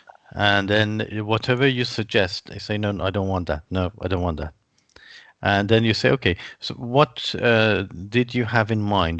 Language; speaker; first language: English; non-native, fluent; Persian